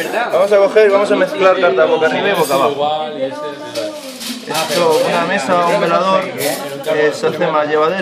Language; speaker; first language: Spanish; native; Spanish